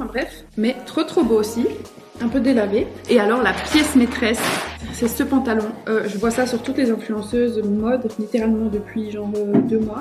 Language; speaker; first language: French; native; French